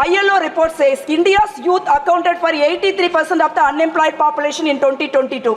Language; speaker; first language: English; non-native, local second language; Tamil